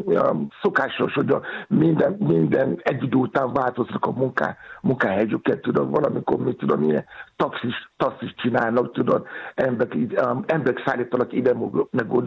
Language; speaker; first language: Hungarian; non-native, learner; Yoruba